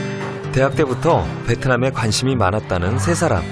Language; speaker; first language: Korean; native; Korean